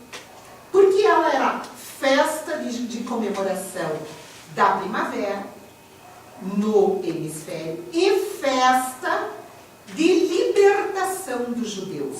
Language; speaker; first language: Portuguese; native; Portuguese